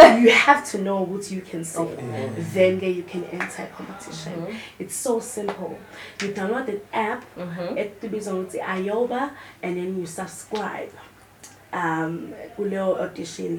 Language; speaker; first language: English; non-native, local second language; Zulu